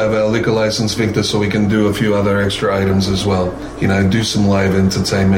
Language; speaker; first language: English; native; English